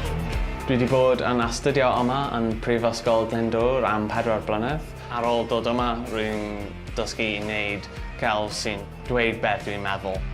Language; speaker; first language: Welsh; non-native, local second language; English